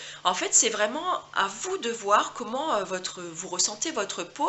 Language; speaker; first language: French; native; French